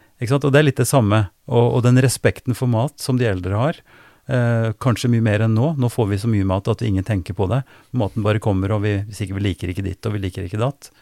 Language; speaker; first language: Norwegian; native; Norwegian